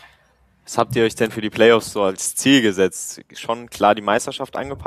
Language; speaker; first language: German; native; German